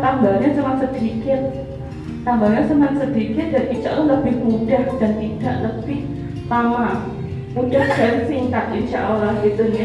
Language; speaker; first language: Indonesian; non-native, local second language; Javanese